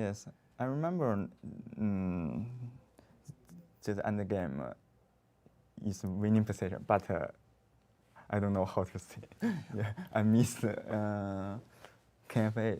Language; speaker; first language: English; non-native, learner; Chinese